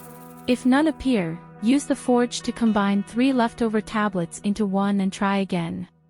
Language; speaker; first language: English; native; English